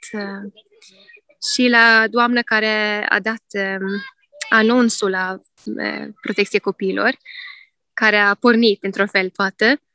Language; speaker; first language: Romanian; non-native, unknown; Norwegian